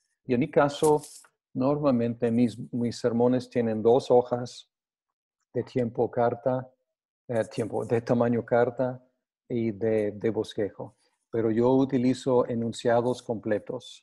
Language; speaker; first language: Spanish; non-native, fluent; English